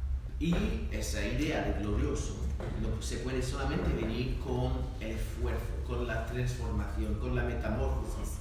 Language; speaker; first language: Spanish; non-native, learner; French